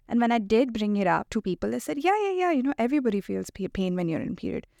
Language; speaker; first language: English; non-native, local second language; Hindi